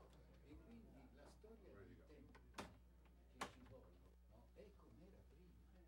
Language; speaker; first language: Italian; native; Italian